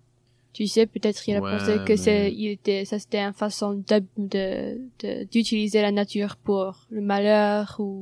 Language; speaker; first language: French; non-native, fluent; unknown